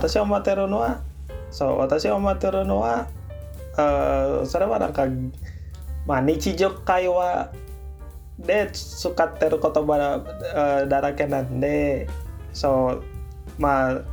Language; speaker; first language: Japanese; non-native, learner; Indonesian